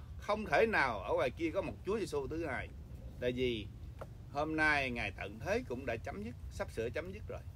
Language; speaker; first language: Vietnamese; early bilingual, heritage; Vietnamese